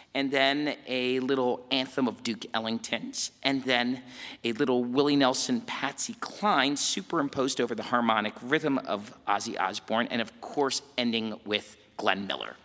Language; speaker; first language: English; native; English